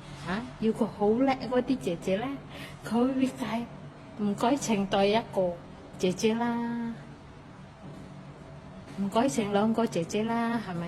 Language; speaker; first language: Cantonese; non-native, fluent; Indonesian